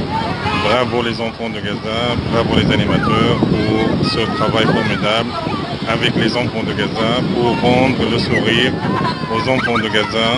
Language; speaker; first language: French; non-native, fluent; Arabic